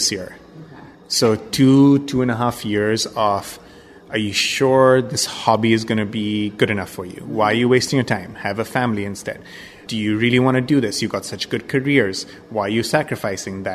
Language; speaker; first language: English; non-native, local second language; Bangla